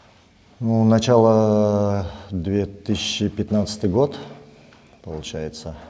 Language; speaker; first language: Russian; native; Russian